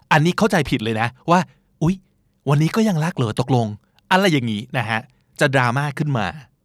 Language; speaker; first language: Thai; native; Thai